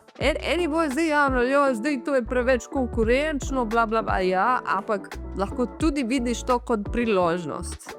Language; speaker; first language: Slovenian; early bilingual, heritage; Portuguese